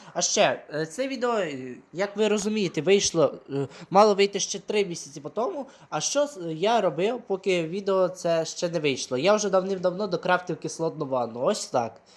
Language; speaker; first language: Ukrainian; non-native, local second language; Russian